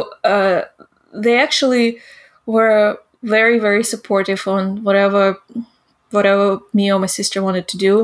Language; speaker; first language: English; non-native, fluent; Russian